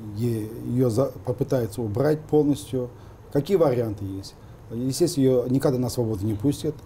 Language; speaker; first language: Russian; non-native, local second language; Uzbek